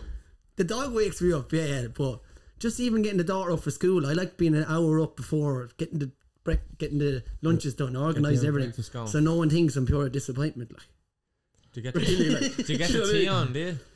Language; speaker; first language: English; native; English